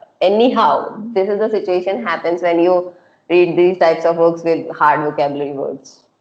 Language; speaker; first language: English; non-native, local second language; Hindi